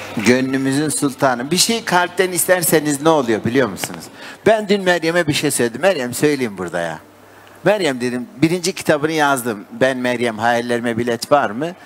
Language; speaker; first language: Turkish; native; Turkish